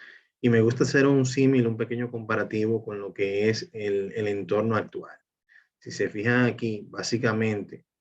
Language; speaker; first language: Spanish; native; Spanish